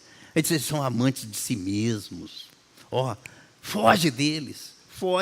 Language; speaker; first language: Portuguese; native; Portuguese